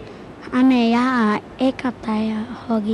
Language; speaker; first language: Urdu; non-native, local second language; Pashto